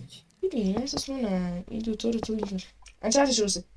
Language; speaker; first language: Persian; native; Persian